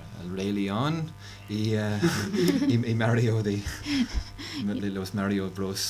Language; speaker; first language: Catalan; non-native, learner; English